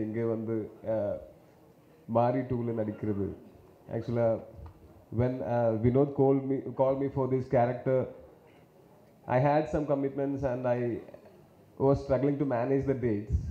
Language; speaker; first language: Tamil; non-native, learner; Malayalam